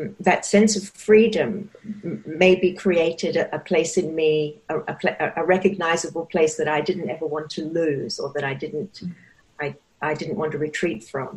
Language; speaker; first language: English; native; English